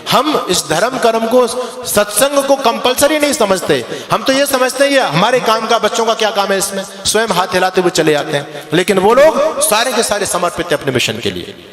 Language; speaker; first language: Hindi; native; Hindi